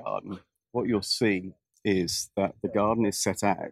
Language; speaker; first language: English; native; English